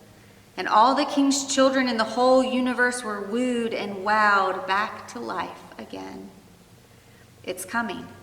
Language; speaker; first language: English; native; English